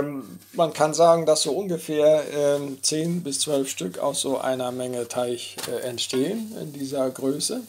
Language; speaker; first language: German; native; German